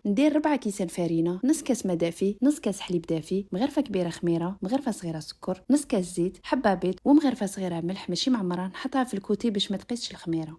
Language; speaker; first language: Arabic; native; Arabic